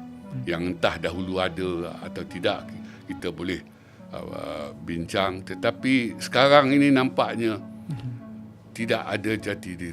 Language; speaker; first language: Malay; native; Malay